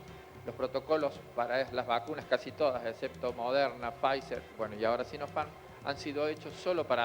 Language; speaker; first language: Spanish; native; Spanish